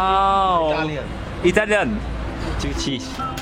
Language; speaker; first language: English; non-native, learner; Vietnamese